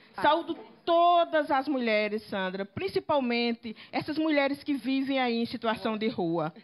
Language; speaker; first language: Portuguese; native; Portuguese